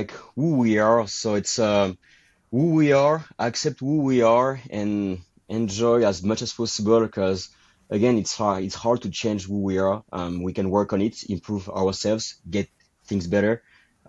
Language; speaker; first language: English; non-native, fluent; French